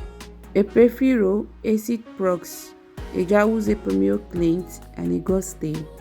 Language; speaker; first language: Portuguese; non-native, learner; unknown